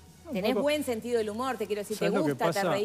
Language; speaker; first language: Spanish; native; Spanish